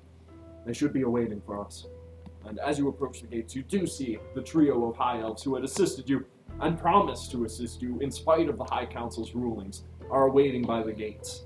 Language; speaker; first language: English; native; English